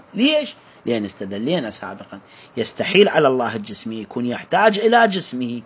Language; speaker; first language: Arabic; native; Arabic